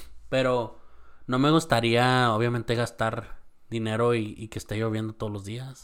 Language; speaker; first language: Spanish; early bilingual, heritage; Spanish